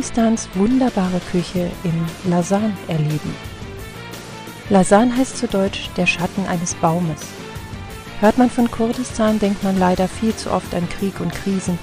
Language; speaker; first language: German; native; German